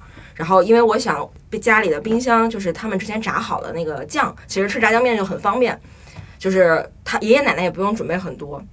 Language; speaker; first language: Chinese; native; Chinese